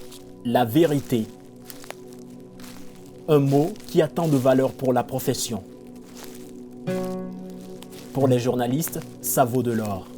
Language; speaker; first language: French; native; French